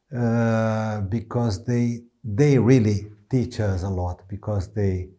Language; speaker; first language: English; non-native, fluent; Portuguese